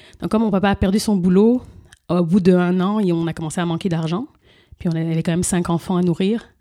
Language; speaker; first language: French; early bilingual, other home language; Lingala